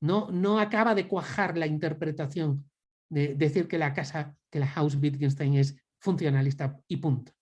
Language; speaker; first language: Spanish; native; Spanish